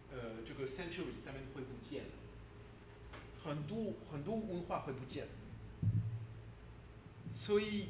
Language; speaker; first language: Chinese; non-native, learner; French